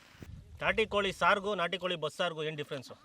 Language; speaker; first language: Kannada; native; Kannada